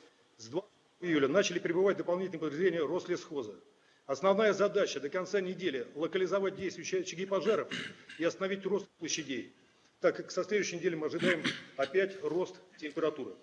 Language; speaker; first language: Russian; native; Russian